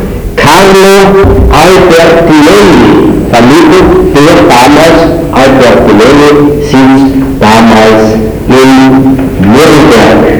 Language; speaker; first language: German; native; German